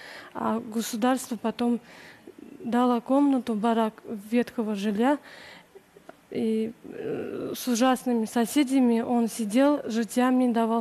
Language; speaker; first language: Russian; native; Russian